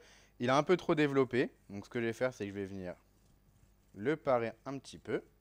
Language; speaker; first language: French; native; French